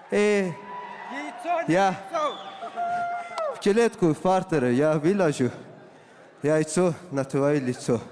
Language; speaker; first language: Russian; non-native, learner; Persian